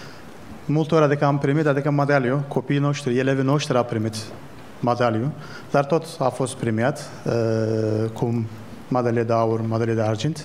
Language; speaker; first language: Romanian; non-native, learner; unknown